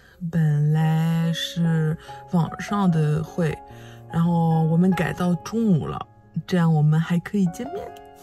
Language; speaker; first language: Chinese; non-native, fluent; French